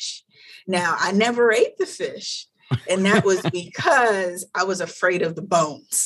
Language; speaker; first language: English; native; English